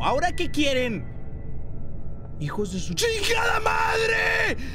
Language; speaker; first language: Spanish; early bilingual, heritage; Spanish